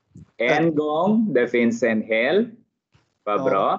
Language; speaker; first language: Swedish; non-native, fluent; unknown